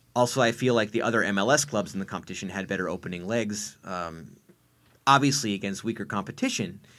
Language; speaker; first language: English; native; English